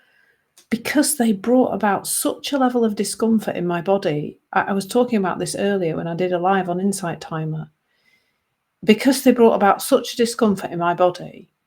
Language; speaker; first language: English; native; English